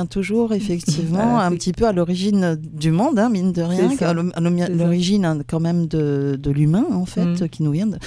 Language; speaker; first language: French; native; French